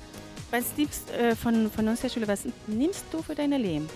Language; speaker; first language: German; non-native, learner; Spanish